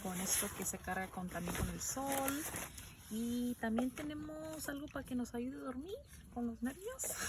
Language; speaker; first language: Spanish; early bilingual, heritage; Spanish